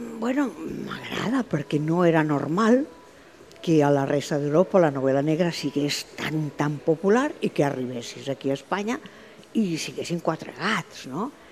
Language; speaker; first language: Catalan; non-native, local second language; Spanish